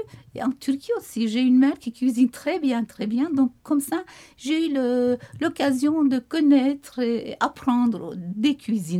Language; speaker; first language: French; non-native, fluent; Turkish